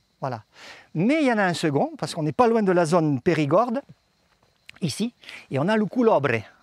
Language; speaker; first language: French; native; French